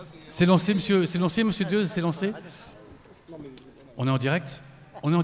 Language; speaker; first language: French; native; French